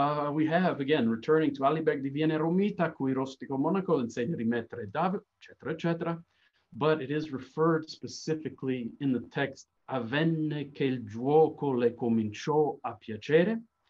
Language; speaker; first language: Italian; non-native, fluent; English